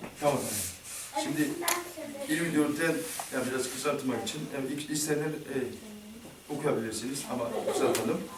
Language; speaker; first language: Turkish; non-native, learner; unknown